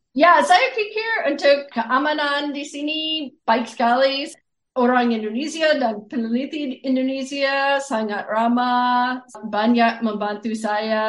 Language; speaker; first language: Indonesian; non-native, fluent; English